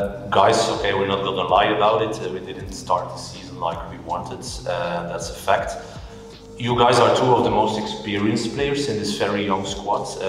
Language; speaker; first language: English; non-native, fluent; Dutch